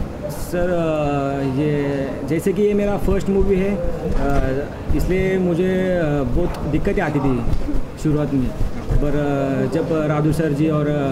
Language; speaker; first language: Hindi; non-native, local second language; Marathi